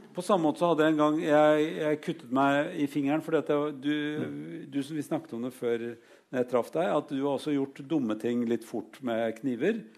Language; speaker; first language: Norwegian; native; Norwegian